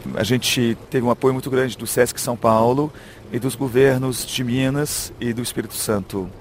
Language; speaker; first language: Portuguese; early bilingual, heritage; Portuguese